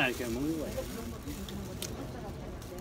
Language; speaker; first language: Korean; native; Korean